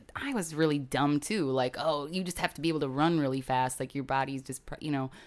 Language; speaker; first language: English; native; English